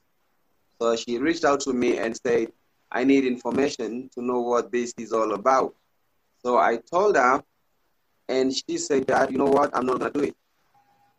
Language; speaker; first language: English; non-native, local second language; Gusii